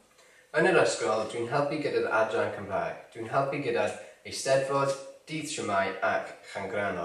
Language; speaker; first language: Welsh; non-native, local second language; English